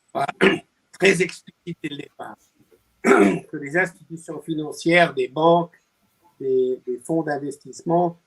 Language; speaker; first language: French; non-native, fluent; English